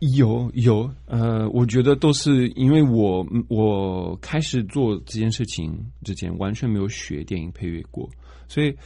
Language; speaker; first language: Chinese; non-native, fluent; French